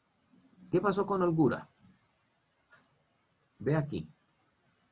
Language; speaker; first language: Spanish; native; Spanish